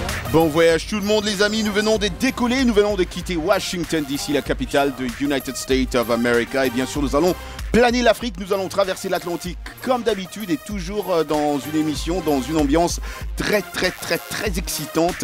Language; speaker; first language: French; native; French